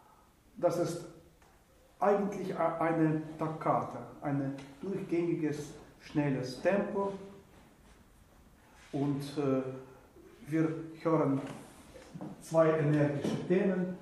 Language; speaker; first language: German; non-native, fluent; Russian